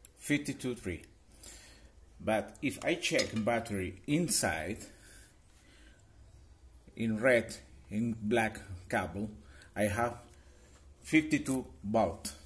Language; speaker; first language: English; non-native, learner; Spanish